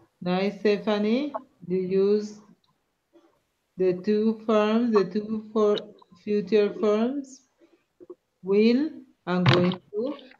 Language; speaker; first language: English; non-native, learner; Spanish